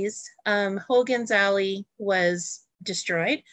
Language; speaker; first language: English; native; English